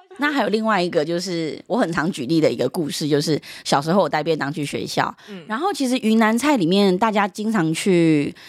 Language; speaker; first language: Chinese; early bilingual, heritage; Chinese